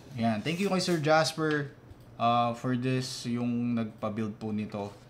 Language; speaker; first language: Filipino; non-native, local second language; Cebuano